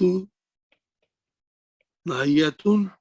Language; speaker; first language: Arabic; non-native, fluent; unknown